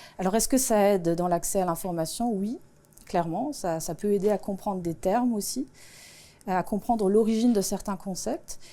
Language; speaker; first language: French; non-native, local second language; Swiss German